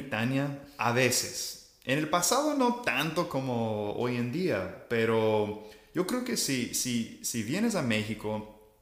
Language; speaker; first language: Spanish; non-native, fluent; English